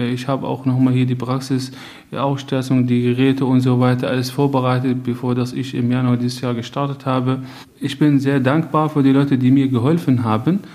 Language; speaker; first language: German; non-native, fluent; Arabic